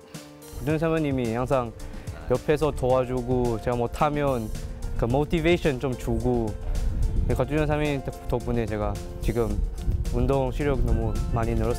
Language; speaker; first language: Korean; non-native, learner; English